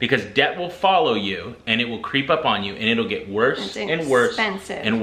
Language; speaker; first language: English; native; English